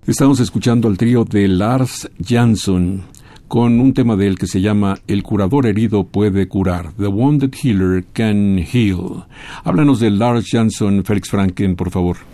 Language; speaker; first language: Spanish; native; Spanish